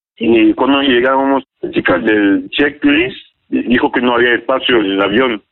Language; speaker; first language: Spanish; non-native, learner; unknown